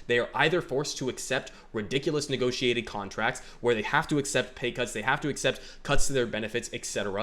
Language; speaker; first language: English; native; English